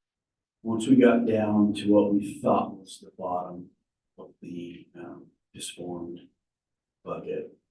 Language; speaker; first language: English; native; English